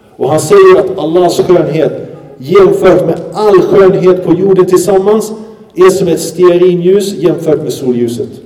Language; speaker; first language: Swedish; early bilingual, other home language; Arabic